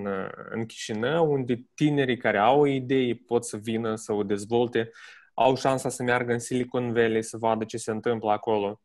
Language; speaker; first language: Romanian; native; Romanian